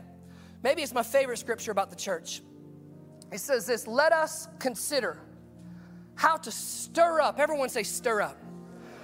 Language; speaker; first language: English; native; English